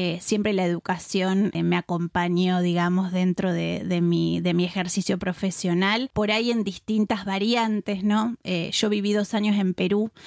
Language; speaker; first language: Spanish; native; Spanish